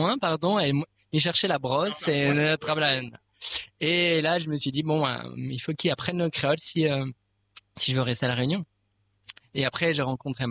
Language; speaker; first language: French; native; French